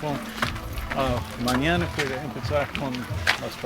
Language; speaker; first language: Spanish; non-native, learner; English